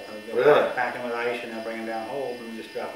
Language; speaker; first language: English; native; English